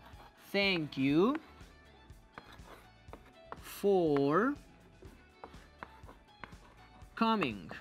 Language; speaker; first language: English; non-native, fluent; Spanish